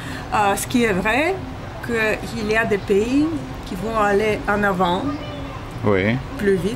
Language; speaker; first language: French; non-native, fluent; Bulgarian